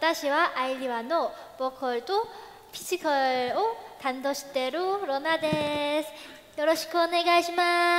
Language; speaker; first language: Japanese; non-native, learner; Korean